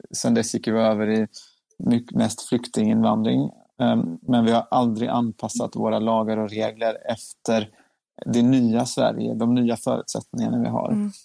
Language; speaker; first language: Swedish; native; Swedish